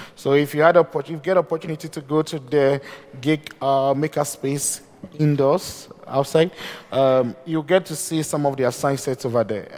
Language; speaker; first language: English; non-native, local second language; Akan